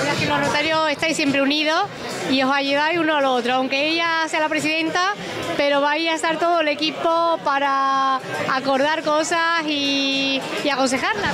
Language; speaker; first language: Spanish; native; Spanish